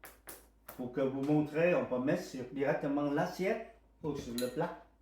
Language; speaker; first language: French; non-native, learner; Vietnamese